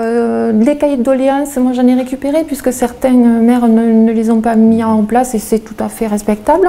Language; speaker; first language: French; native; French